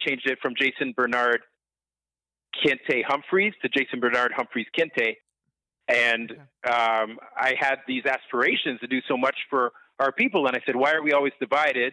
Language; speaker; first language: English; native; English